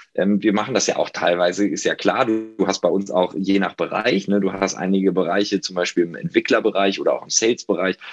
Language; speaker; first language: German; native; German